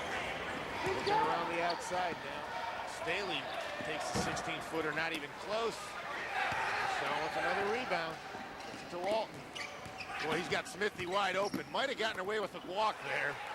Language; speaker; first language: English; native; English